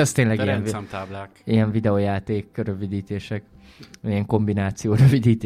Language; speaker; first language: Hungarian; native; Hungarian